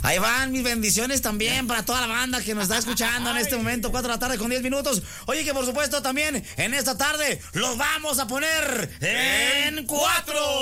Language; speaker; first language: Spanish; native; Spanish